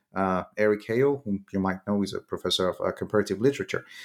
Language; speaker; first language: English; non-native, fluent; Persian